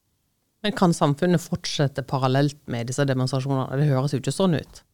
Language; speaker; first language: Norwegian; native; Norwegian